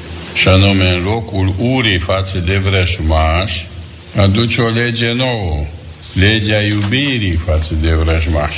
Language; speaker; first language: Romanian; native; Romanian